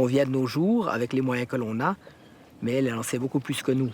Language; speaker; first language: French; native; French